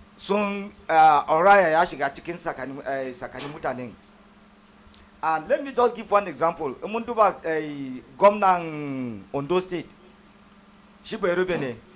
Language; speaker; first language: Hausa; non-native, local second language; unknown